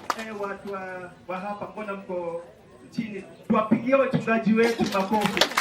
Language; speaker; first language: Swahili; non-native, local second language; Luyia